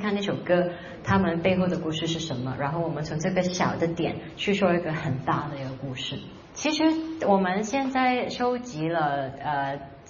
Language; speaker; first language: Chinese; non-native, local second language; Cantonese